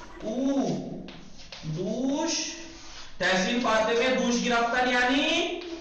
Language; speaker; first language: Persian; non-native, fluent; Urdu